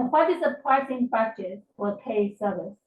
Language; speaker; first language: English; non-native, learner; Chinese